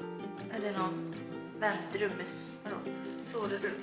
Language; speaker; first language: Swedish; non-native, learner; Japanese